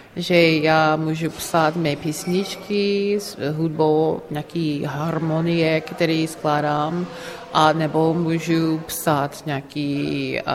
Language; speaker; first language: Czech; non-native, fluent; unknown